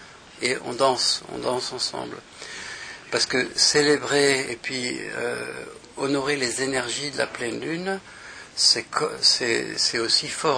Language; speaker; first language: French; native; French